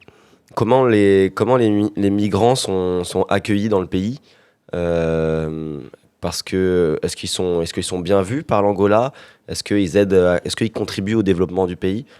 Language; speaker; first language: French; native; French